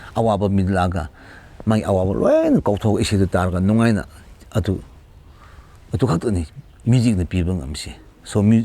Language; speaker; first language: Manipuri; non-native, local second language; Tangkhul Naga (India)